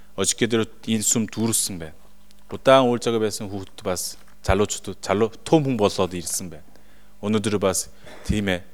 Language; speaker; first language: Mongolian; non-native, fluent; Korean